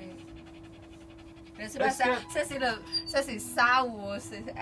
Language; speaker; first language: French; non-native, learner; Chinese